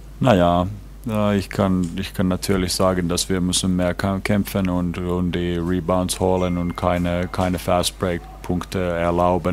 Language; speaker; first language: German; non-native, fluent; Finnish